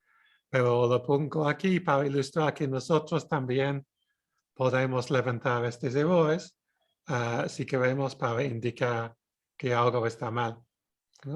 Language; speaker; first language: Spanish; non-native, fluent; English